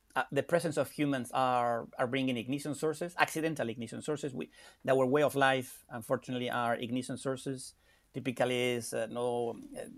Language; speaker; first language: English; non-native, fluent; Spanish